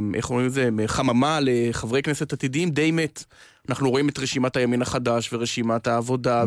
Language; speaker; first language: Hebrew; native; Hebrew